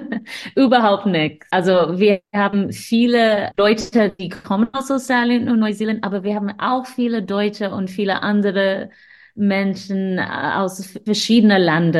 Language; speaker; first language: German; non-native, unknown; English